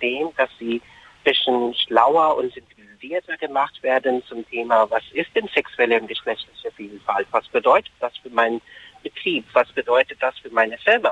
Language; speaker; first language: German; non-native, fluent; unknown